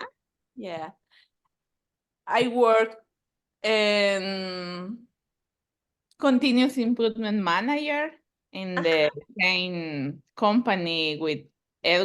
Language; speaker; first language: English; non-native, learner; Spanish